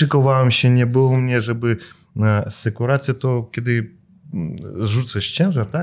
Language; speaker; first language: Polish; non-native, fluent; Russian